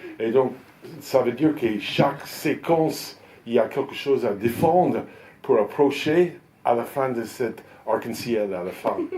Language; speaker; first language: French; non-native, fluent; English